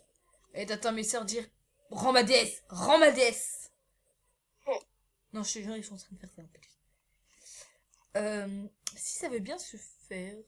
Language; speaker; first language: French; native; French